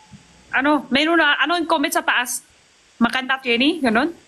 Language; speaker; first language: Filipino; non-native, learner; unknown